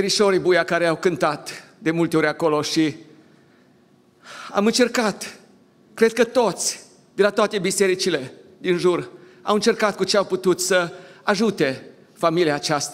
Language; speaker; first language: Romanian; native; Romanian